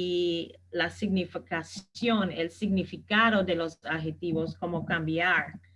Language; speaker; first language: Spanish; non-native, fluent; English